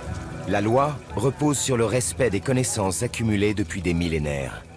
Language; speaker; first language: French; native; French